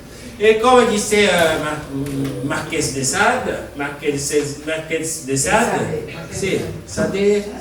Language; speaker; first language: Spanish; non-native, fluent; Japanese